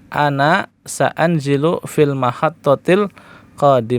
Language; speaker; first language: Arabic; non-native, fluent; Indonesian